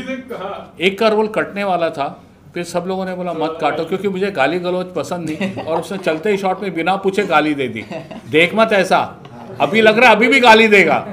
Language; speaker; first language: Hindi; native; Hindi